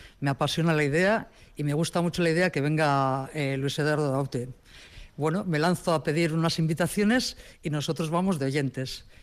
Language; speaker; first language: Spanish; native; Spanish